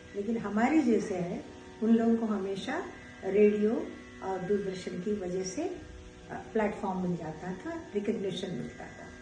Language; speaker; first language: Hindi; non-native, local second language; Telugu